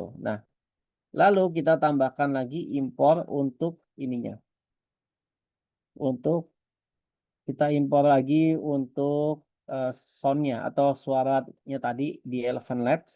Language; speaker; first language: Indonesian; native; Indonesian